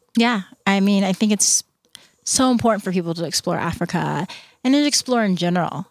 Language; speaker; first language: English; native; English